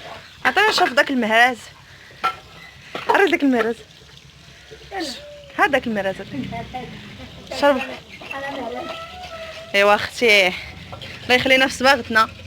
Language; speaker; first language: Arabic; native; Arabic